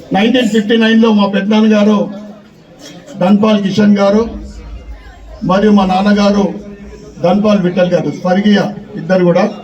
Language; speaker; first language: Telugu; native; Telugu